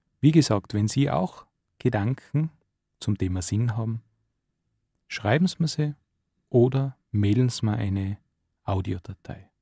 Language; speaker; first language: German; native; German